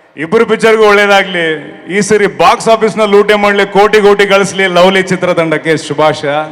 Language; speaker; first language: Kannada; native; Kannada